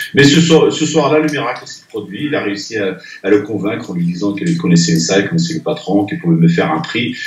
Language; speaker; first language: French; non-native, local second language; Arabic